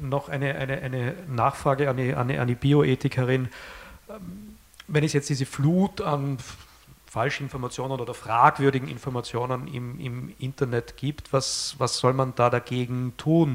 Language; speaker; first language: German; native; German